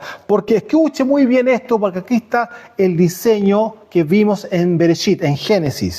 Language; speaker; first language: Spanish; native; Spanish